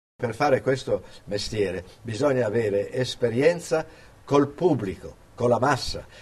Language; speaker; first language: Italian; early bilingual, other home language; English